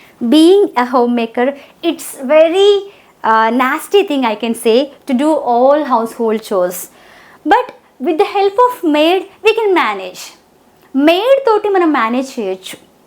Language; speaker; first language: English; non-native, local second language; Telugu